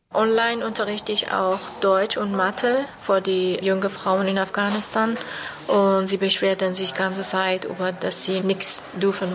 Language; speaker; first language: German; non-native, fluent; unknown